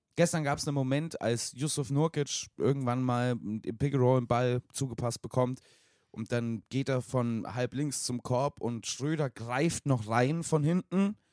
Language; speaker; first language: German; native; German